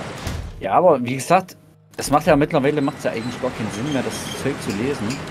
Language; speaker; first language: German; native; German